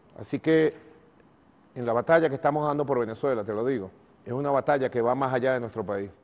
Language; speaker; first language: Spanish; native; Spanish